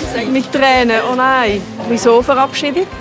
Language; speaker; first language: German; native; German